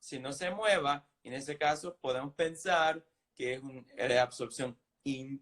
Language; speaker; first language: Spanish; non-native, fluent; English